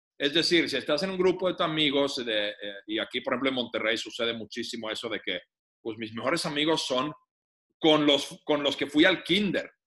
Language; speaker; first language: Spanish; non-native, fluent; Finnish